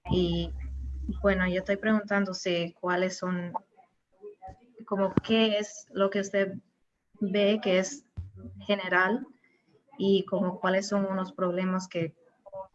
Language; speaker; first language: Spanish; non-native, learner; English